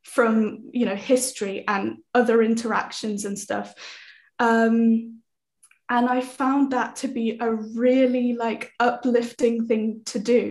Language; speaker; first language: English; native; English